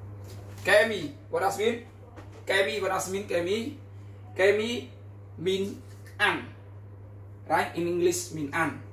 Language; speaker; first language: English; non-native, learner; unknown